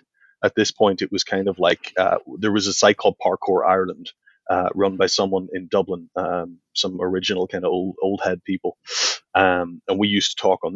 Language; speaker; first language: English; native; English